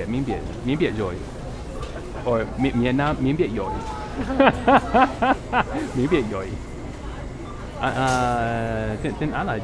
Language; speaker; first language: Vietnamese; non-native, learner; English